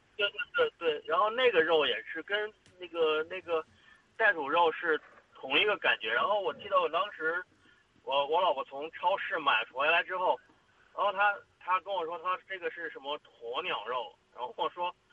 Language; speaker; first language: Chinese; native; Chinese